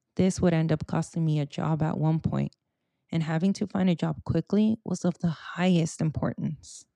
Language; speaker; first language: English; early bilingual, other home language; Spanish